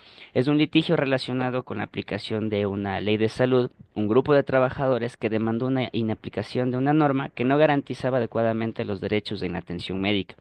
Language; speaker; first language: Spanish; native; Spanish